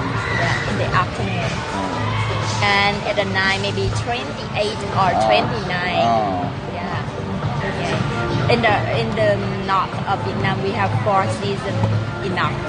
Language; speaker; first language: English; non-native, learner; Vietnamese